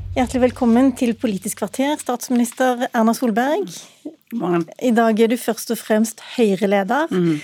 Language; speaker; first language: Norwegian; native; Norwegian